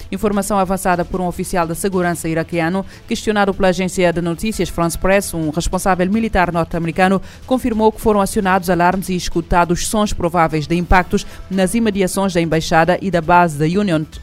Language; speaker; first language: Portuguese; non-native, local second language; Kabuverdianu